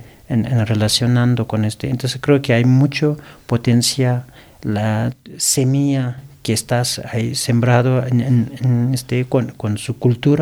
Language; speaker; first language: Spanish; non-native, learner; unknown